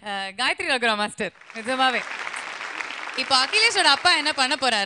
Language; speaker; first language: Tamil; native; Tamil